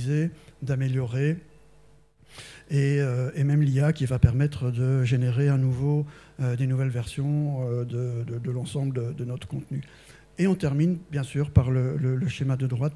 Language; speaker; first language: French; native; French